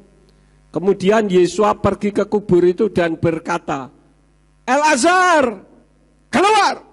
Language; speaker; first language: Indonesian; native; Indonesian